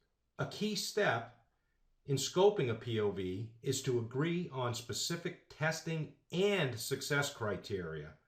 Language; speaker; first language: English; native; English